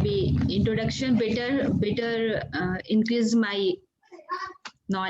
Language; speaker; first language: English; non-native, learner; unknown